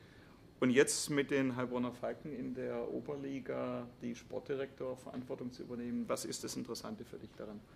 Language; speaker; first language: German; native; German